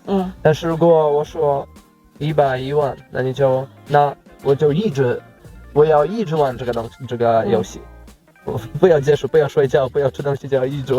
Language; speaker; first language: Chinese; non-native, learner; Polish